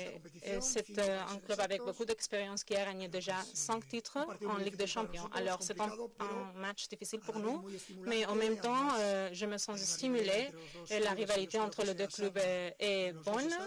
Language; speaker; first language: French; non-native, fluent; Spanish